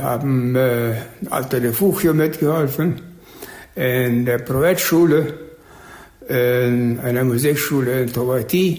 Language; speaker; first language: German; early bilingual, heritage; German